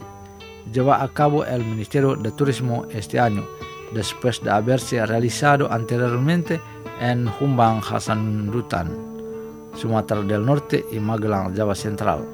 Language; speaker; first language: Spanish; non-native, fluent; Indonesian